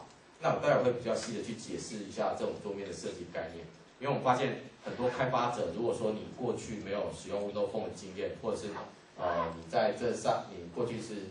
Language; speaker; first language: Chinese; native; Chinese